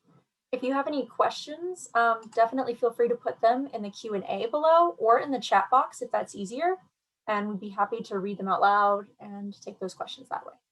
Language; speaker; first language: English; native; English